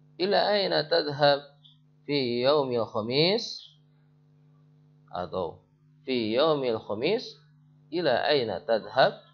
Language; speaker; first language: Arabic; non-native, fluent; Indonesian